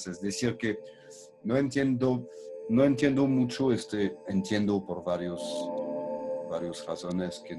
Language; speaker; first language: Spanish; non-native, fluent; French